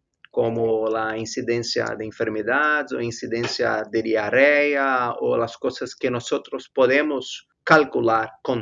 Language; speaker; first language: Spanish; non-native, fluent; Portuguese